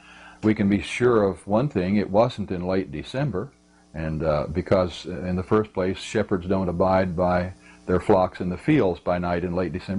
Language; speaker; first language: English; native; English